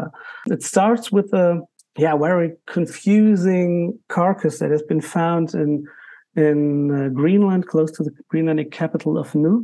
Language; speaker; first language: English; non-native, fluent; German